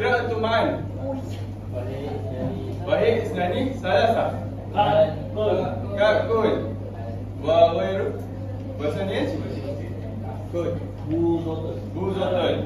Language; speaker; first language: Arabic; non-native, learner; Malay